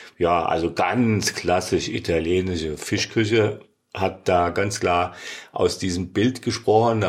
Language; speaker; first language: German; native; German